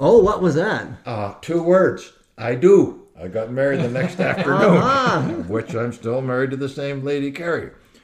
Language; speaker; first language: English; native; English